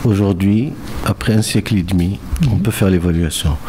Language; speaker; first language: French; non-native, local second language; Arabic